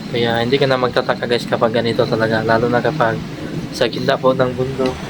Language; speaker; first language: Filipino; non-native, local second language; Hiligaynon